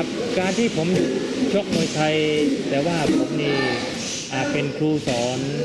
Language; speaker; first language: Thai; native; Thai